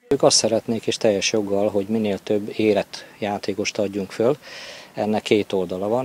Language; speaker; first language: Hungarian; native; Hungarian